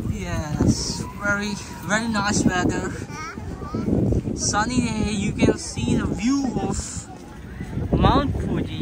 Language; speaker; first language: English; non-native, local second language; Urdu